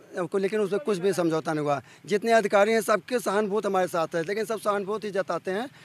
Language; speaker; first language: Hindi; native; Hindi